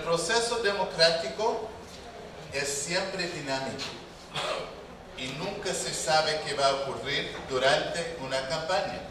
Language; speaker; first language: Spanish; non-native, fluent; English